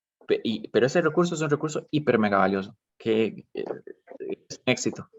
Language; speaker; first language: Spanish; native; Spanish